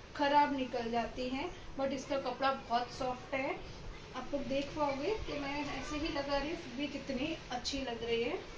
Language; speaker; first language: Hindi; non-native, local second language; Gujarati